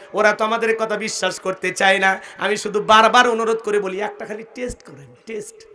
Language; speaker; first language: Bangla; native; Bangla